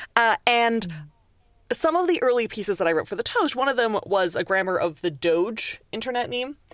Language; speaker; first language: English; native; English